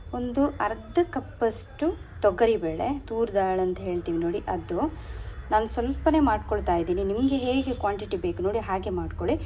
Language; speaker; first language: Kannada; non-native, local second language; Konkani